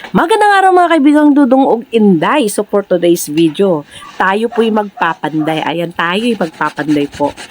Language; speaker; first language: Filipino; non-native, local second language; Cebuano